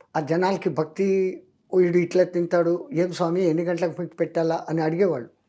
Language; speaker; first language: Telugu; non-native, local second language; Hindi